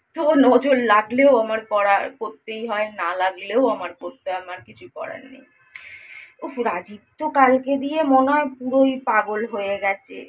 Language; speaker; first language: Bangla; native; Bangla